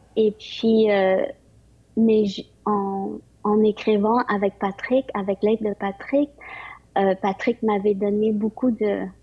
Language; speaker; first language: French; early bilingual, other home language; Vietnamese